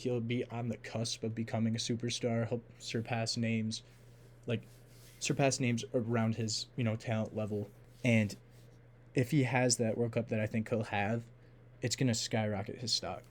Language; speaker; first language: English; native; English